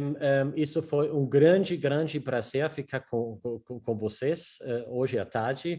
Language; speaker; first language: Portuguese; non-native, learner; German